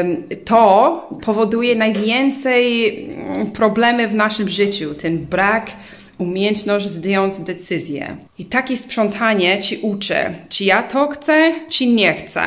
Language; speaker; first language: Polish; early bilingual, heritage; English